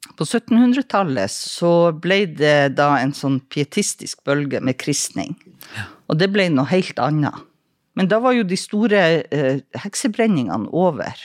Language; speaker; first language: Norwegian; native; Norwegian